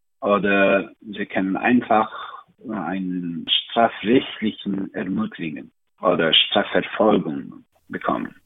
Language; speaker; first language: German; non-native, learner; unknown